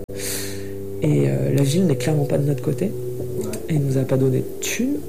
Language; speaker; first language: French; native; French